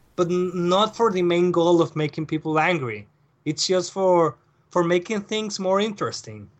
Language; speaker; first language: English; non-native, fluent; Spanish